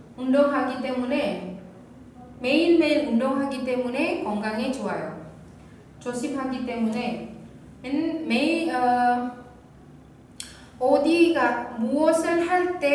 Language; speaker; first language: Korean; non-native, fluent; Indonesian